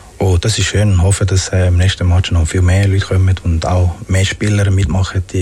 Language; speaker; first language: German; non-native, fluent; Spanish